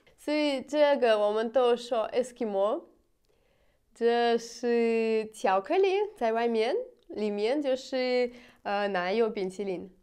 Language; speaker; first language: Chinese; non-native, fluent; Russian